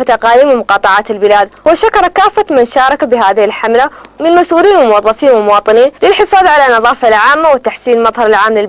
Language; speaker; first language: Arabic; non-native, local second language; Somali